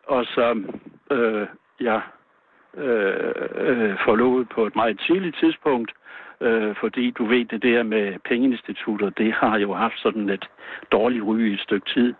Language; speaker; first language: Danish; native; Danish